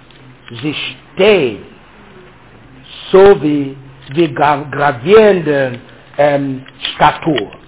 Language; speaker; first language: German; non-native, learner; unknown